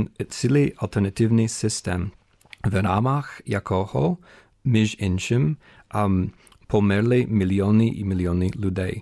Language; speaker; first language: Ukrainian; non-native, fluent; English